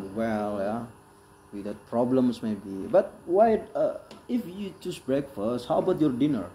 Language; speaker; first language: English; non-native, learner; Indonesian